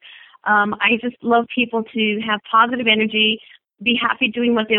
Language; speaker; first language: English; native; English